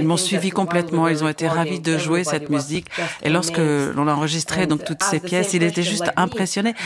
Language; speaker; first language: French; non-native, fluent; Ukrainian